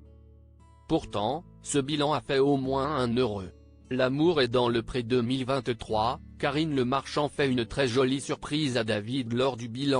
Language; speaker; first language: French; native; French